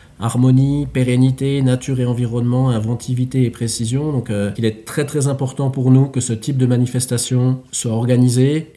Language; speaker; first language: French; native; French